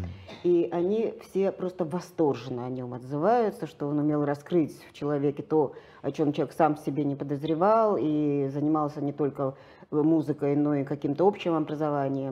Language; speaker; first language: Russian; native; Russian